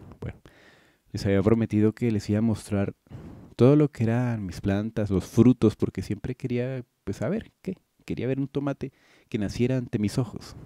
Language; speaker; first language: Spanish; native; Spanish